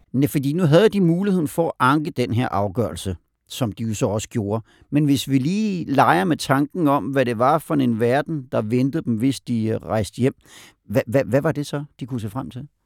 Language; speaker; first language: Danish; native; Danish